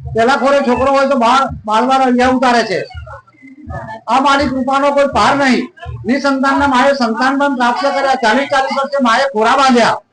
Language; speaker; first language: Gujarati; native; Gujarati